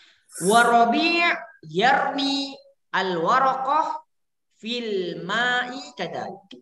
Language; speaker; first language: Arabic; non-native, learner; Indonesian